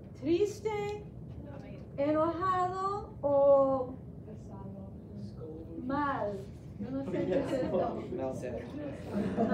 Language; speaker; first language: Spanish; non-native, fluent; English